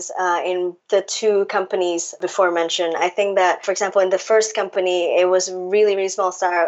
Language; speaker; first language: English; non-native, local second language; Cantonese